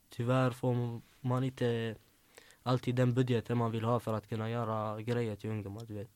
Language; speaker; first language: Swedish; early bilingual, other home language; Arabic